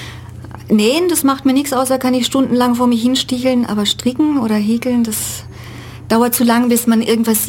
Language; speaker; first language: German; native; German